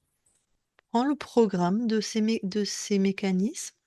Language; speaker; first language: French; native; French